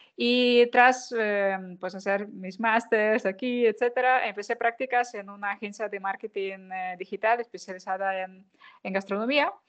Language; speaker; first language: Spanish; non-native, fluent; Ukrainian